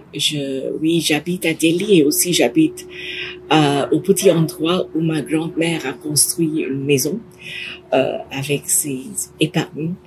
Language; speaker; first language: French; non-native, fluent; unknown